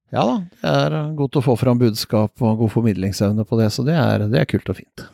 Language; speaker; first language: Norwegian; native; Norwegian